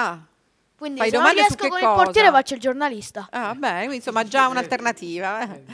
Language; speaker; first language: Italian; native; Italian